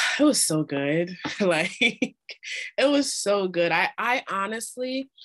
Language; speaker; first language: English; native; English